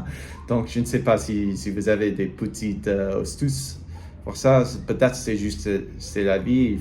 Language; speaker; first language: French; non-native, learner; English